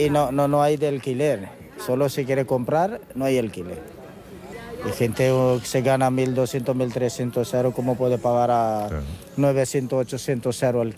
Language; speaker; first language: Spanish; non-native, learner; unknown